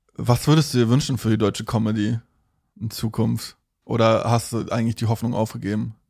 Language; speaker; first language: German; native; German